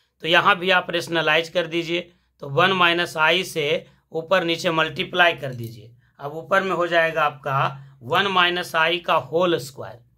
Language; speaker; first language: Hindi; native; Hindi